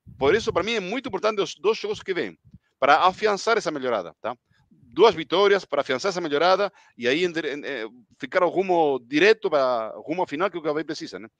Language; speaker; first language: Portuguese; non-native, fluent; Spanish